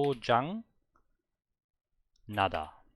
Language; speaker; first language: Korean; non-native, learner; German